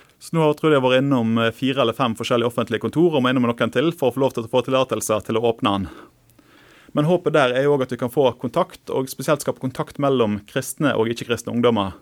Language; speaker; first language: Norwegian; native; Norwegian